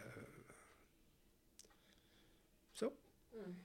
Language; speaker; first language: Swedish; non-native, fluent; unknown